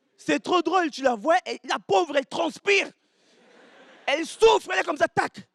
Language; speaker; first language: French; early bilingual, other home language; Lingala